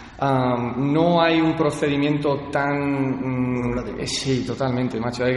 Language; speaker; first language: Spanish; early bilingual, heritage; Spanish